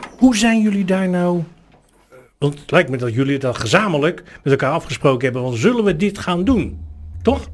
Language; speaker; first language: Dutch; native; Dutch